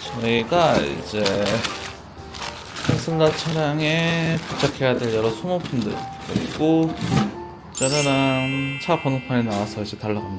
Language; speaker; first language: Korean; native; Korean